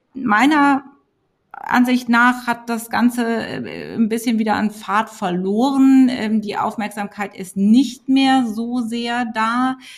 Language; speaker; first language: German; native; German